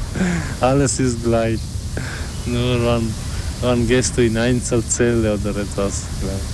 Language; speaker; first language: German; non-native, learner; Albanian